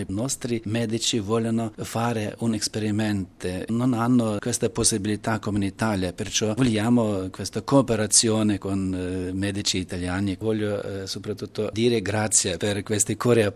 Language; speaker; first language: Italian; non-native, learner; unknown